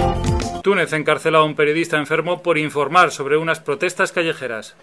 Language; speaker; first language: Spanish; native; Spanish